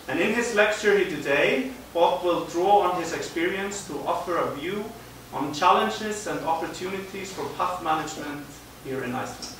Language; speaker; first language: English; non-native, fluent; Icelandic